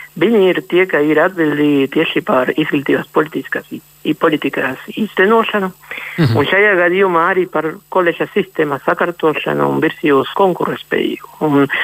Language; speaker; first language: Latvian; non-native, fluent; Spanish